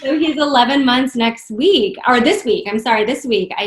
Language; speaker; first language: English; native; English